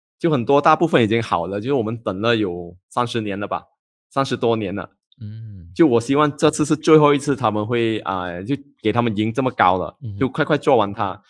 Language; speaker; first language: Chinese; native; Chinese